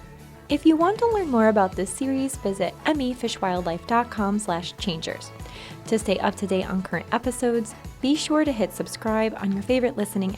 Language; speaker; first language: English; native; English